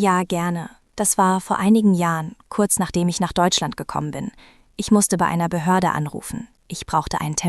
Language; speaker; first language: German; non-native, fluent; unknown